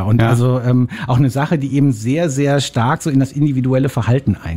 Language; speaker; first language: German; native; German